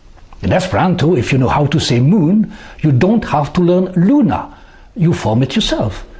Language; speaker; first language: English; non-native, fluent; French